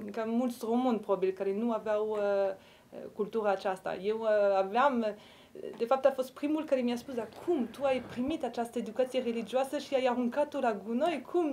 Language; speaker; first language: Romanian; non-native, fluent; French